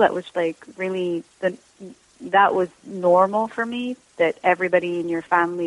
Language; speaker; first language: English; non-native, fluent; Arabic